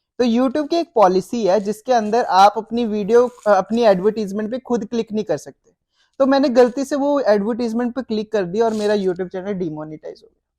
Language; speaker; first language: Hindi; native; Hindi